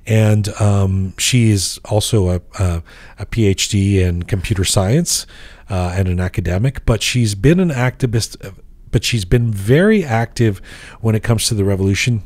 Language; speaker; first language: English; native; English